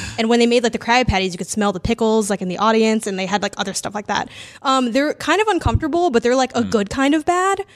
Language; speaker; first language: English; native; English